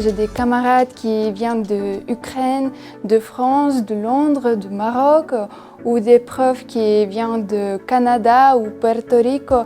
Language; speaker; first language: French; non-native, fluent; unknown